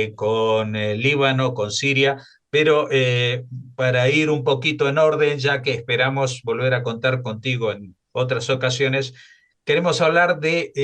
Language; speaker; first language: Spanish; native; Spanish